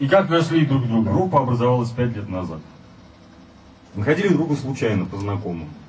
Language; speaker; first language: Russian; native; Russian